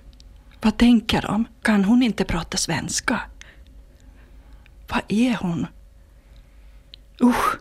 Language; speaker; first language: Swedish; non-native, fluent; Finnish